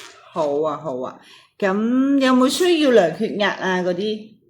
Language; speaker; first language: Cantonese; native; Cantonese